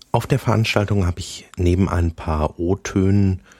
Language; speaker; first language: German; native; German